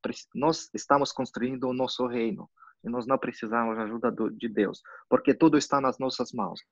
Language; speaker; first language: Portuguese; non-native, fluent; Russian